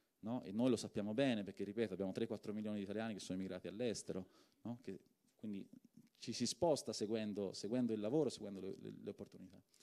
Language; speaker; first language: Italian; native; Italian